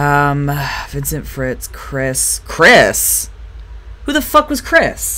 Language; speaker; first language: English; native; English